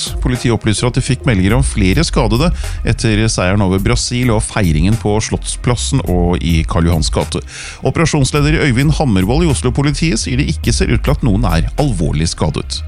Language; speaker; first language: Norwegian; native; Norwegian